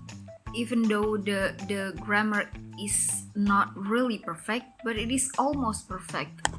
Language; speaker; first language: English; non-native, fluent; Indonesian